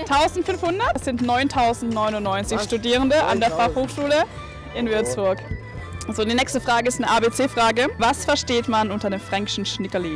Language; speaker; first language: German; native; German